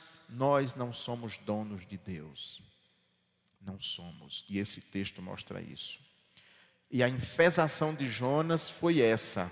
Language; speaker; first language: Portuguese; native; Portuguese